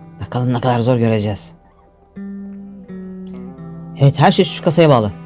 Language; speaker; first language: Turkish; native; Turkish